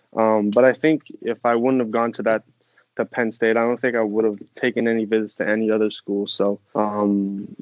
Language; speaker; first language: English; non-native, fluent; French